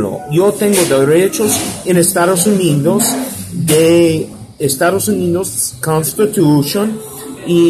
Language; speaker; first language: Spanish; non-native, learner; English